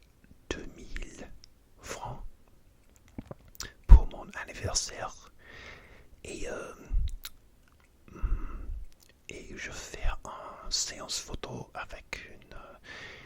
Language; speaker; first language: French; non-native, learner; English